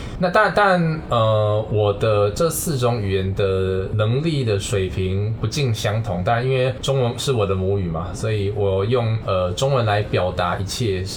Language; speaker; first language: Chinese; native; Chinese